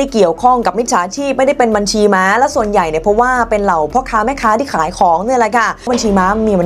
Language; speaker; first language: Thai; native; Thai